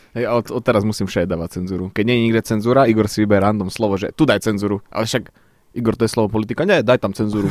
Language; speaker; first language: Slovak; early bilingual, other home language; Czech